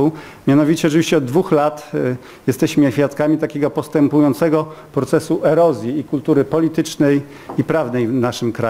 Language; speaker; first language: Polish; native; Polish